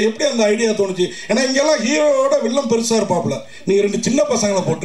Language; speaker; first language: Tamil; native; Tamil